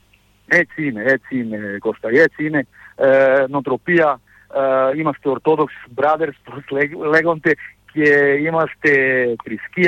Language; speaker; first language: Greek; non-native, fluent; Serbian